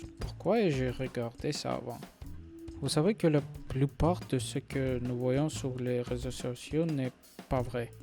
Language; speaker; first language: French; non-native, learner; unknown